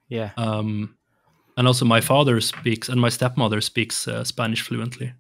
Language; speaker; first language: English; non-native, fluent; Swedish